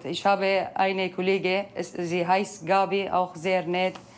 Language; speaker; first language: German; non-native, learner; Kurdish